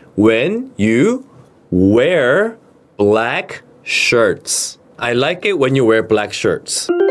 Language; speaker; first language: English; early bilingual, other home language; Korean